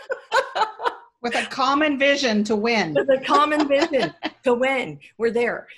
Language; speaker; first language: English; native; English